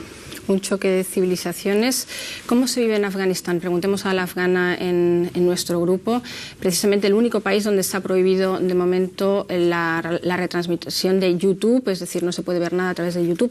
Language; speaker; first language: Spanish; native; Spanish